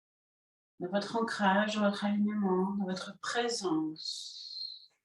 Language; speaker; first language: French; native; French